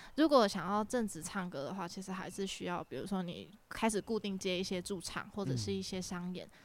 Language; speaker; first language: Chinese; native; Chinese